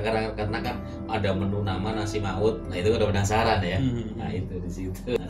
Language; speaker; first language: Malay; non-native, local second language; Javanese